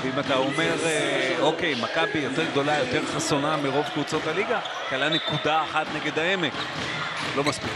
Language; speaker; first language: Hebrew; native; Hebrew